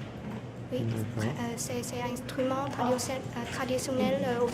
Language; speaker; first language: French; non-native, learner; Vietnamese